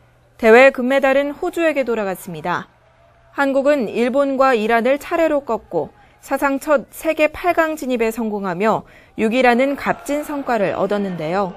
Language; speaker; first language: Korean; native; Korean